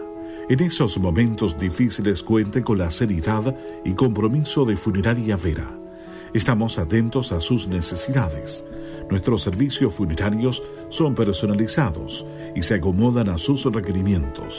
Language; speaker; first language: Spanish; native; Spanish